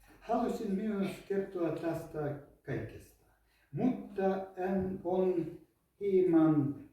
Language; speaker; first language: Finnish; non-native, learner; Ukrainian